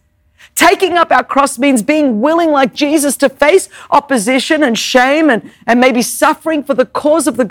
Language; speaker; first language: English; non-native, local second language; Greek